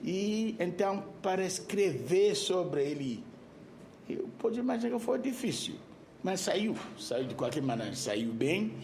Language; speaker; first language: Portuguese; non-native, fluent; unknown